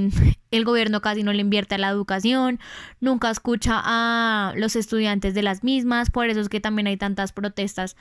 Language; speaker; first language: Spanish; native; Spanish